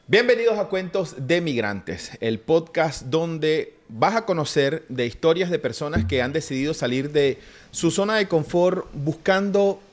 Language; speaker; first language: Spanish; native; Spanish